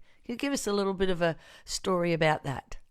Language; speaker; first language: English; native; English